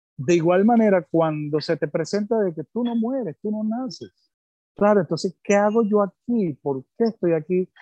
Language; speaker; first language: Spanish; early bilingual, other home language; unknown